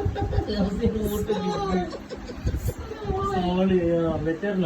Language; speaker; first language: English; non-native, learner; Malayalam